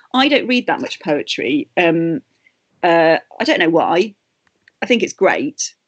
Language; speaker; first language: English; native; English